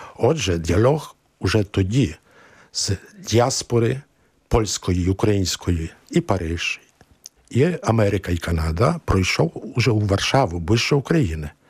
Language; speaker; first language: Ukrainian; early bilingual, heritage; Ukrainian